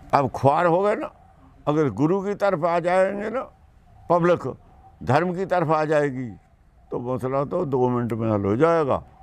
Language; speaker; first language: Hindi; non-native, local second language; Punjabi